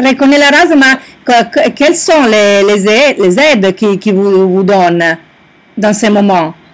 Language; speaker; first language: French; non-native, learner; Italian